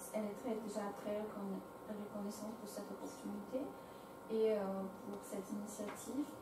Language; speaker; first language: French; non-native, fluent; Ukrainian